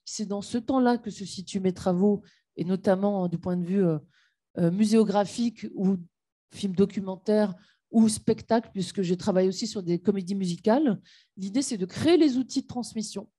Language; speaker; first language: French; native; French